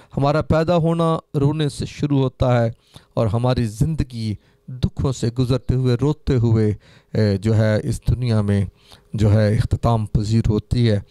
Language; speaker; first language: Urdu; non-native, local second language; Punjabi